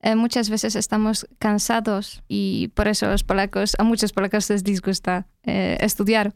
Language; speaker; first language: Spanish; non-native, fluent; Polish